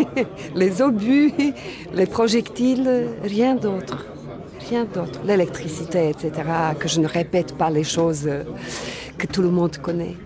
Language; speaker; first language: French; non-native, fluent; Bosnian